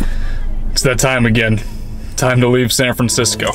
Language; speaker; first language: English; native; English